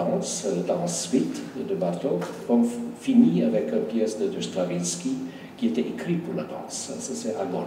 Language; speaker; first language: French; non-native, fluent; Hungarian